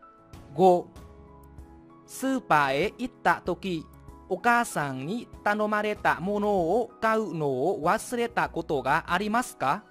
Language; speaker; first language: Japanese; non-native, fluent; Vietnamese